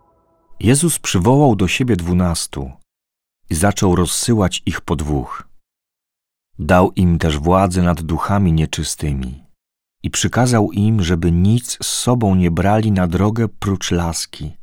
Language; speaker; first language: Polish; native; Polish